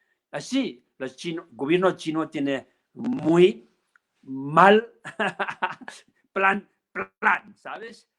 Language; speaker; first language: Spanish; non-native, learner; Tibetan